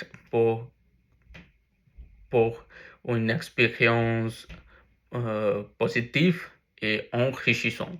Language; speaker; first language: French; non-native, learner; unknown